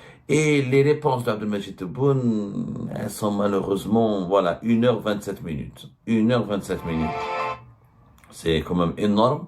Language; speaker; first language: French; non-native, local second language; Arabic